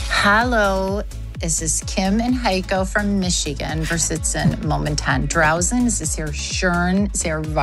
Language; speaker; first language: German; non-native, learner; English